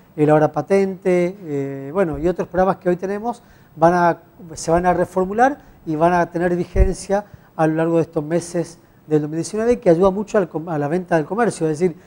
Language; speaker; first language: Spanish; native; Spanish